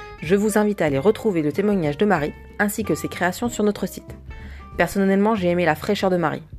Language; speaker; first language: French; native; French